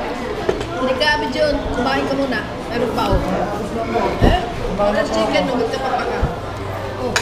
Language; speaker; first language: Filipino; native; Filipino